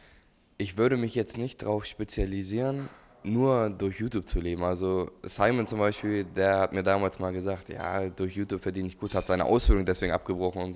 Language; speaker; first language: German; native; German